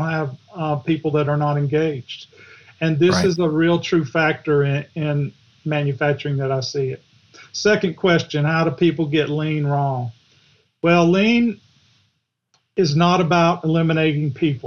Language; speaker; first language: English; native; English